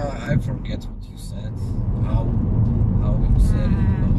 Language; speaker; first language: English; non-native, learner; Czech